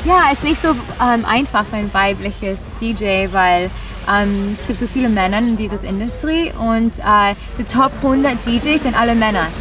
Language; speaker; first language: German; non-native, learner; Spanish